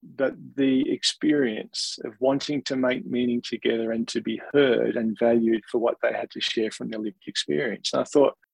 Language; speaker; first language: English; native; English